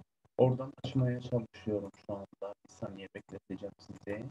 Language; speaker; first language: Turkish; native; Turkish